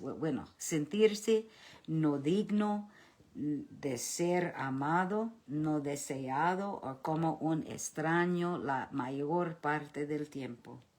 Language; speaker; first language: Spanish; early bilingual, heritage; Spanish